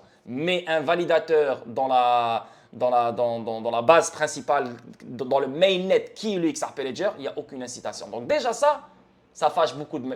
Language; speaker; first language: French; native; French